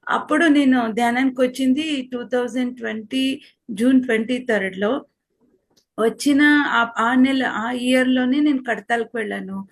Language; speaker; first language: Telugu; non-native, local second language; Kannada